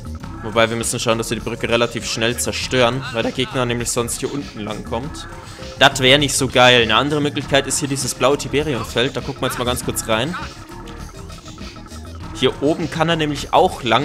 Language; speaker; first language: German; native; German